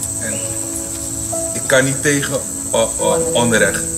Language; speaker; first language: Dutch; non-native, local second language; Javanese